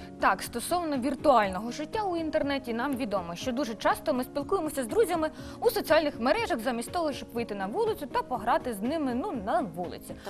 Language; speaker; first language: Ukrainian; native; Ukrainian